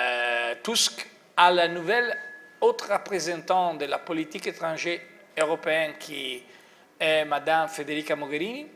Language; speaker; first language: French; non-native, fluent; Italian